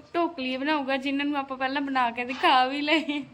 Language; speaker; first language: Punjabi; native; Punjabi